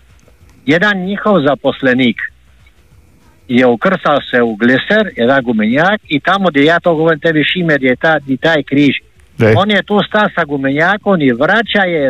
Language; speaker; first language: Serbian; native; Serbian